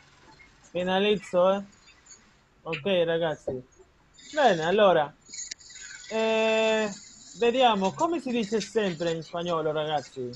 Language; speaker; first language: Italian; non-native, fluent; Spanish